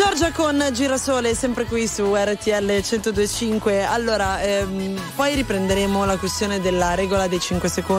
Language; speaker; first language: Italian; native; Italian